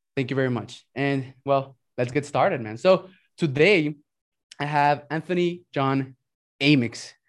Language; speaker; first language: English; early bilingual, other home language; Spanish